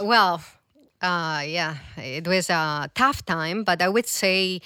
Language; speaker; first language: English; non-native, fluent; Spanish